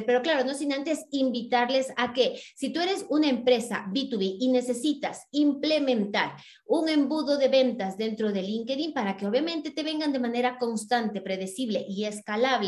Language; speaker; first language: Spanish; native; Spanish